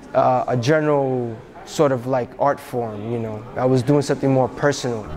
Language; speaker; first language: English; native; English